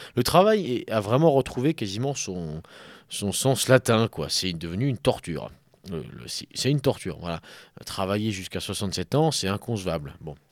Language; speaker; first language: French; native; French